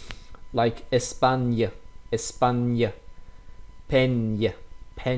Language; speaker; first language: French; non-native, fluent; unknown